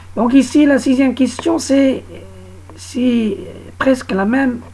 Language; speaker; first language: French; non-native, local second language; Arabic